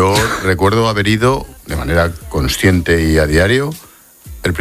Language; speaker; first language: Spanish; native; Spanish